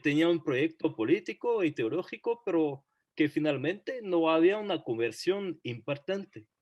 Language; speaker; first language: Spanish; non-native, fluent; French